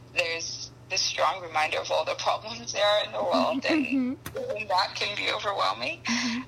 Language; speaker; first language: English; non-native, local second language; Akan